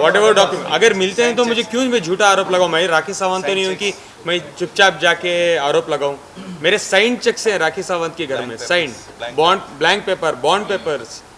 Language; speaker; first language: Hindi; native; Hindi